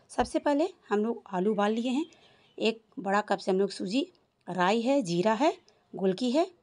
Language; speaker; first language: Hindi; native; Hindi